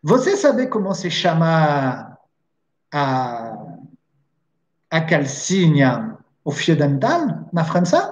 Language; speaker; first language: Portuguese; non-native, fluent; French